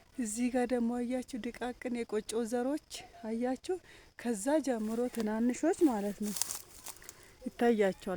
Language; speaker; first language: Amharic; non-native, local second language; Oromo